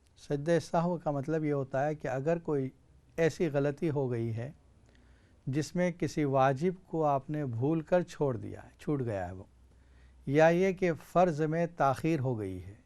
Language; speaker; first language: Urdu; native; Urdu